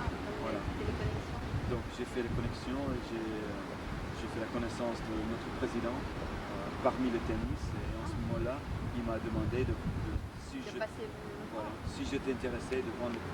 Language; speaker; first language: French; native; French